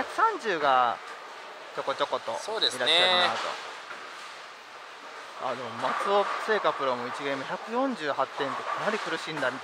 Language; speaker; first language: Japanese; native; Japanese